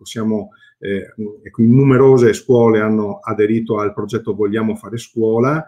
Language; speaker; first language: Italian; native; Italian